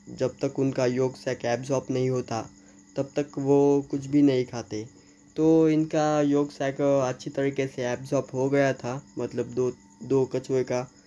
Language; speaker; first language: Hindi; native; Hindi